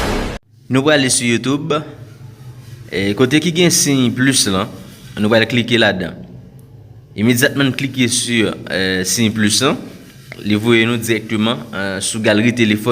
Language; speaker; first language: French; non-native, local second language; Haitian Creole